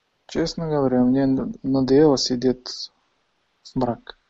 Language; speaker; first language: Russian; non-native, fluent; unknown